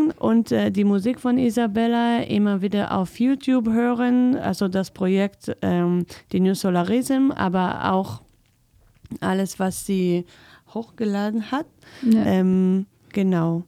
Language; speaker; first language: German; non-native, fluent; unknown